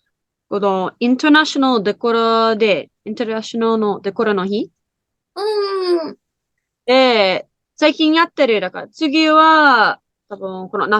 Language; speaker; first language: Japanese; non-native, learner; English